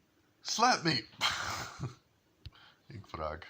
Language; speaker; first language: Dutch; non-native, learner; English